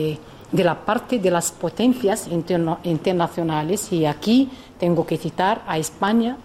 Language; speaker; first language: Spanish; non-native, fluent; Arabic